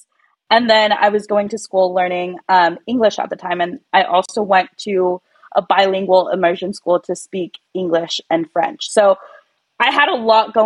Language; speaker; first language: English; early bilingual, other home language; Spanish